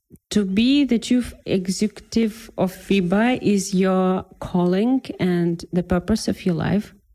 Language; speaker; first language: English; non-native, fluent; Ukrainian